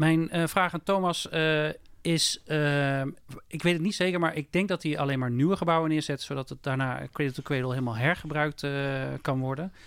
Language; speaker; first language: Dutch; native; Dutch